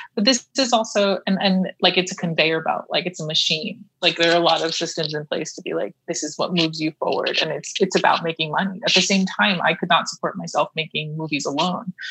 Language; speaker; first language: English; early bilingual, other home language; Persian